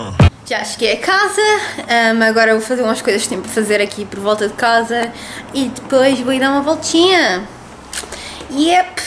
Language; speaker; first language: Portuguese; early bilingual, heritage; Portuguese